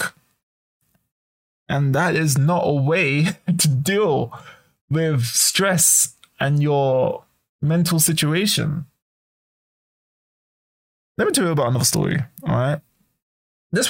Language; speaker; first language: English; native; English